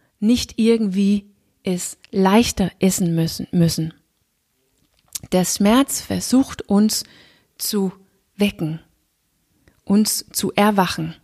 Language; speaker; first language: German; non-native, fluent; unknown